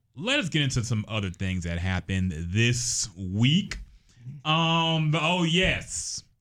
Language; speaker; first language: English; native; English